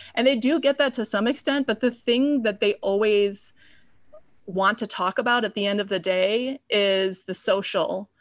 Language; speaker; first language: English; native; English